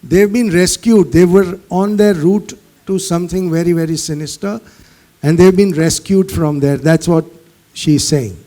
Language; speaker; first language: English; non-native, local second language; Hindi